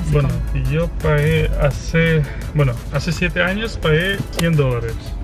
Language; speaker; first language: Spanish; non-native, fluent; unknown